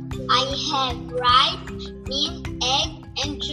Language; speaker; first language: English; non-native, learner; Portuguese